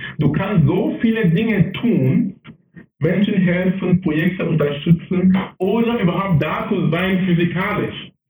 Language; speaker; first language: German; non-native, fluent; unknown